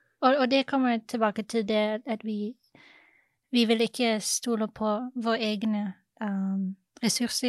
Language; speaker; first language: Norwegian; non-native, fluent; English